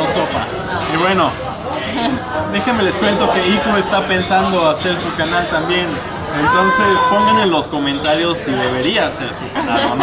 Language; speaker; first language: Spanish; native; Spanish